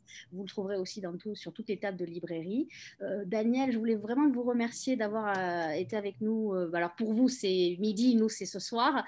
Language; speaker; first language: French; native; French